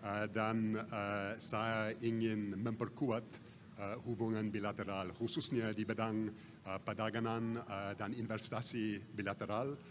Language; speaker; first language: Indonesian; non-native, fluent; English